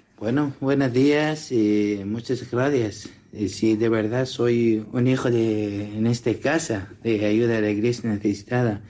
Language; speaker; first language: Spanish; non-native, learner; Assyrian Neo-Aramaic